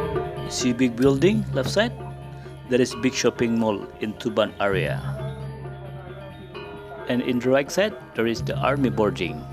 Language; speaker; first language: English; non-native, learner; Indonesian